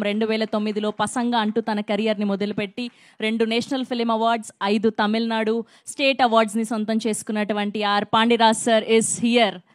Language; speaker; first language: Telugu; native; Telugu